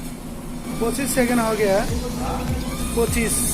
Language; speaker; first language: Hindi; non-native, learner; Bangla